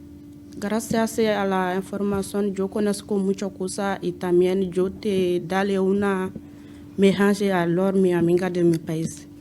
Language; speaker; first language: Spanish; non-native, learner; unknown